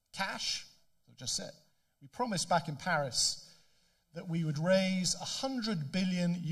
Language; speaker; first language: English; native; English